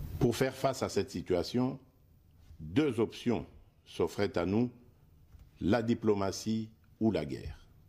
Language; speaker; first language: French; non-native, local second language; Luba-Lulua